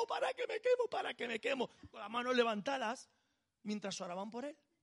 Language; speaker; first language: Spanish; native; Spanish